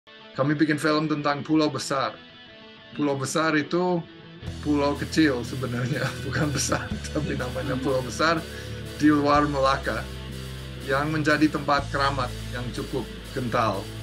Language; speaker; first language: Indonesian; non-native, fluent; English